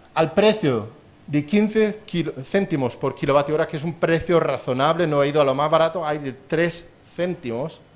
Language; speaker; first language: Spanish; non-native, fluent; Danish